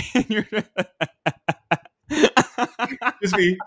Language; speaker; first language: English; native; English